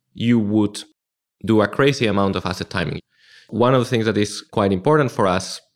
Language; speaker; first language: English; non-native, fluent; Spanish